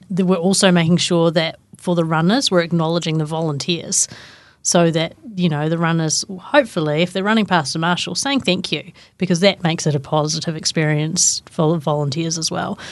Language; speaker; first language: English; native; English